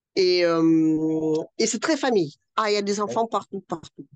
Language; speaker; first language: French; non-native, fluent; Russian